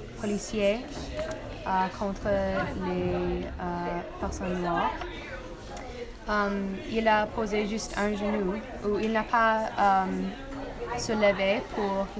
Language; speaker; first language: French; non-native, learner; English